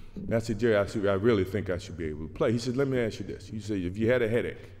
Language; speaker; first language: English; native; English